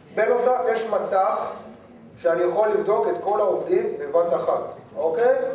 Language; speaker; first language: Hebrew; native; Hebrew